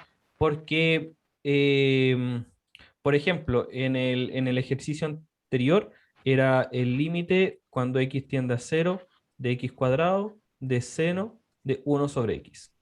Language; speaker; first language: Spanish; native; Spanish